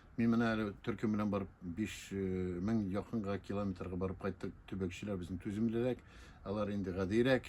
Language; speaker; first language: Tatar; native; Tatar